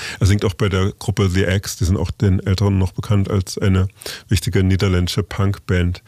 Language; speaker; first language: German; native; German